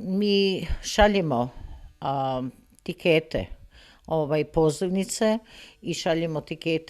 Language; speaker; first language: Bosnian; early bilingual, heritage; Serbian